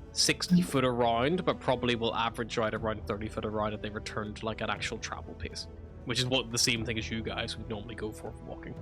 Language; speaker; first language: English; native; English